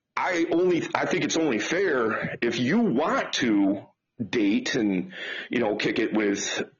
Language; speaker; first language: English; native; English